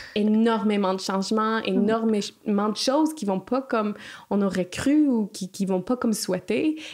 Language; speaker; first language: French; non-native, fluent; English